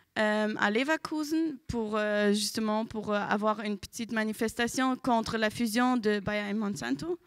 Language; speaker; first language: French; non-native, fluent; German